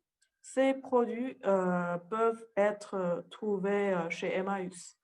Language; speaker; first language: French; non-native, learner; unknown